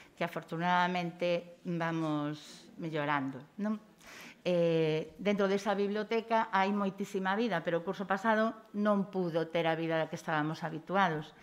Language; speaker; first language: Galician; native; Galician